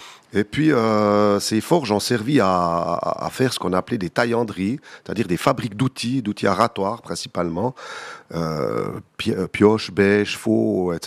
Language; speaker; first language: French; native; French